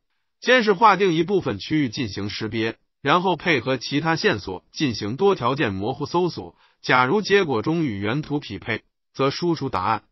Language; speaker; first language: Chinese; native; Chinese